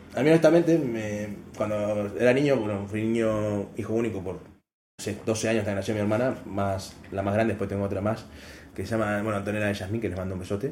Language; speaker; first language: Spanish; native; Spanish